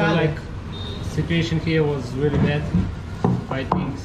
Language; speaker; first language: English; non-native, learner; Ukrainian